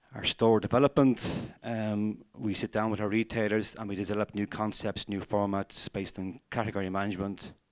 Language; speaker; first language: English; native; English